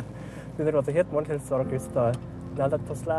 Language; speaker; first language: Mongolian; non-native, learner; English